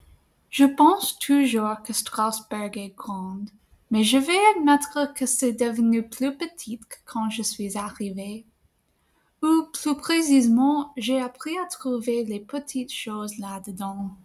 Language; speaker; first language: French; non-native, fluent; English